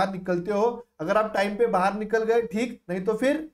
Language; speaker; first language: Hindi; non-native, local second language; Marathi